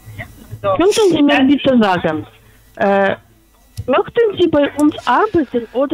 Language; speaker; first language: German; non-native, fluent; Polish